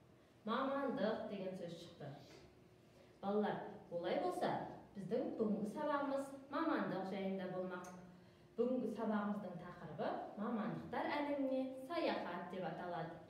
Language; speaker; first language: Kazakh; native; Kazakh